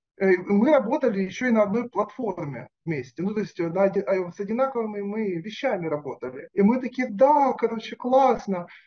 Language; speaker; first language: Russian; native; Russian